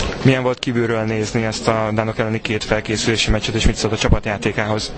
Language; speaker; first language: Hungarian; native; Hungarian